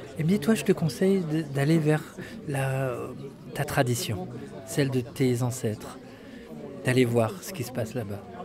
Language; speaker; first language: French; early bilingual, other home language; Arabic